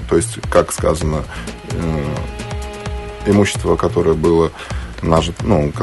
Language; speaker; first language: Russian; native; Russian